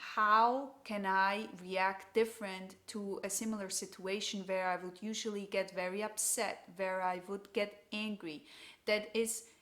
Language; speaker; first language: English; non-native, fluent; German